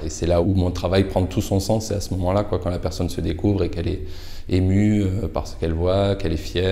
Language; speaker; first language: French; native; French